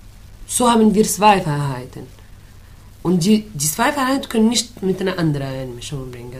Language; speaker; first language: German; non-native, fluent; Arabic